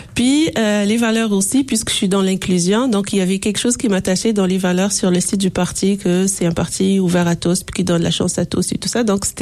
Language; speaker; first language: French; non-native, local second language; Arabic